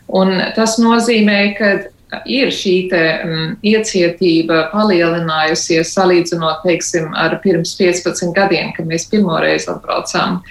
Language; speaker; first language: Latvian; early bilingual, heritage; Latvian